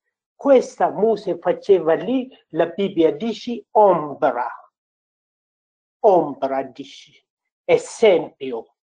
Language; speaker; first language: Italian; non-native, learner; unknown